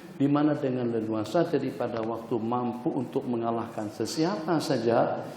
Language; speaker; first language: Malay; non-native, fluent; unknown